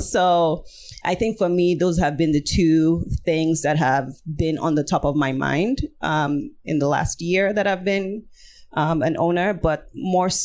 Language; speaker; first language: English; non-native, local second language; Yoruba